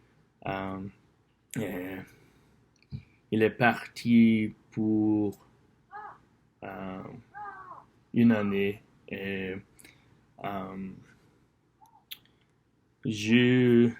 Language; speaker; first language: French; non-native, learner; English